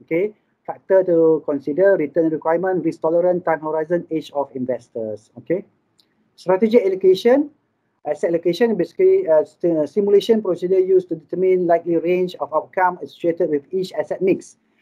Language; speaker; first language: English; non-native, local second language; Malay